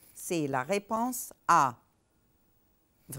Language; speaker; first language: French; non-native, fluent; Arabic